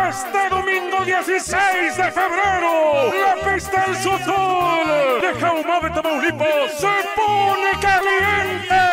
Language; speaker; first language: Spanish; native; Spanish